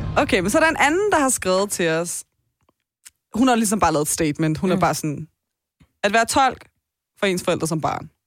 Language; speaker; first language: Danish; early bilingual, other home language; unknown